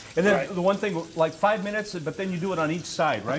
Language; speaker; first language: English; native; English